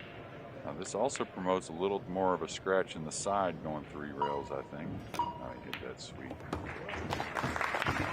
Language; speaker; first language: English; native; English